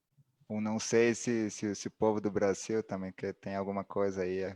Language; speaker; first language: Portuguese; non-native, fluent; Spanish